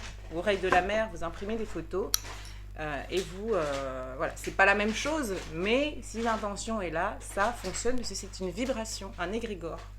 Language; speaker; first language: French; native; French